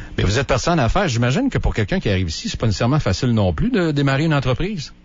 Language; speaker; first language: French; native; French